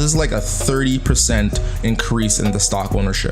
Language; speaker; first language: English; native; English